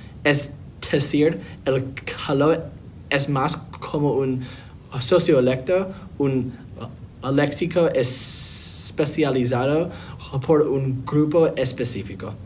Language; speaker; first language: Spanish; non-native, learner; English